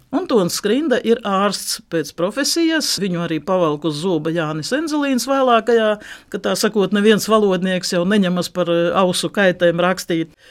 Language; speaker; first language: Latvian; native; Latvian